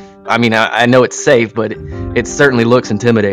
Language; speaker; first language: English; native; English